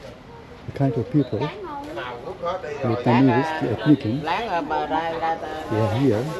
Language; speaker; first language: English; non-native, learner; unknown